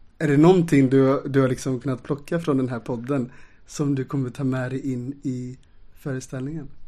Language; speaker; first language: Swedish; native; Swedish